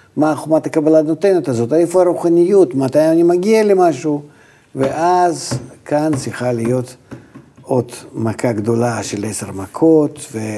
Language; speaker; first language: Hebrew; non-native, fluent; Russian